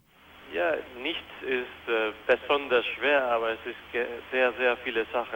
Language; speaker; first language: German; non-native, fluent; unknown